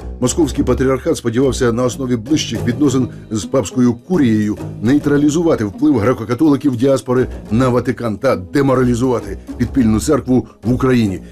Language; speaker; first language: Ukrainian; native; Ukrainian